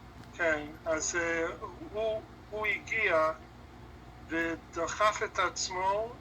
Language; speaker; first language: Hebrew; non-native, fluent; English